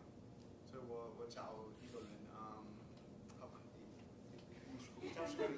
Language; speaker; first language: Chinese; early bilingual, heritage; Chinese